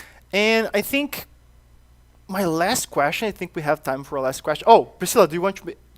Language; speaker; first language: English; non-native, fluent; Portuguese